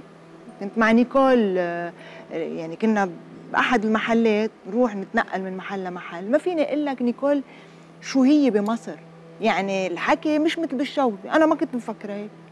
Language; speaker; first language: Arabic; native; Arabic